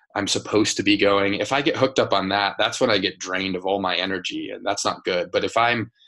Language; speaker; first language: English; native; English